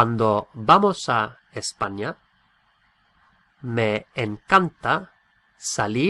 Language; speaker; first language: Spanish; non-native, fluent; English